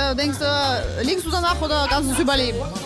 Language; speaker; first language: German; native; German